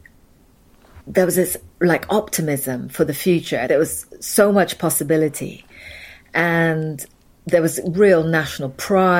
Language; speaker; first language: English; native; English